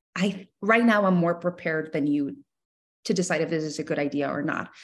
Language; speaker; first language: English; non-native, fluent; Spanish